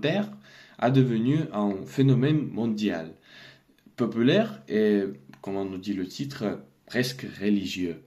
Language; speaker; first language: French; non-native, learner; Russian